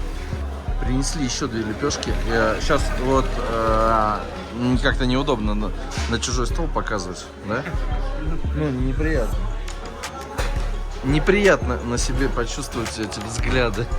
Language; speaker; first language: Russian; native; Russian